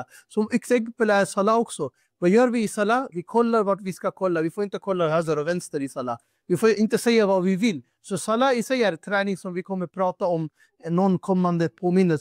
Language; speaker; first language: Swedish; non-native, fluent; Urdu